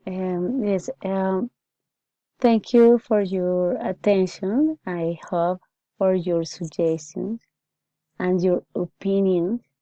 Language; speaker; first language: English; non-native, learner; Spanish